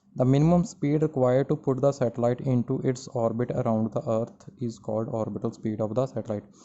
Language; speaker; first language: English; non-native, local second language; Punjabi